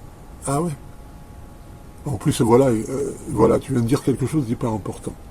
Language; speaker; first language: French; native; French